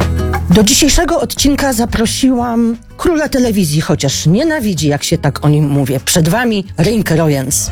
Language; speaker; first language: Polish; native; Polish